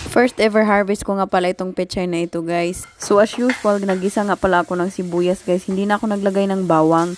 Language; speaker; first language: Filipino; non-native, local second language; Cebuano